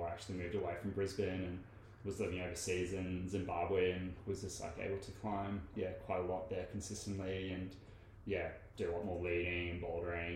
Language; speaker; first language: English; native; English